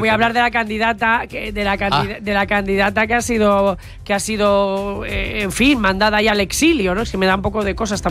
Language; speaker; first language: Spanish; native; Spanish